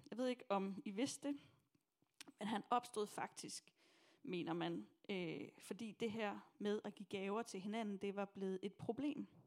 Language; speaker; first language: Danish; native; Danish